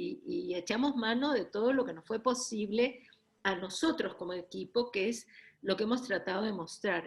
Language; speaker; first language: Spanish; native; Spanish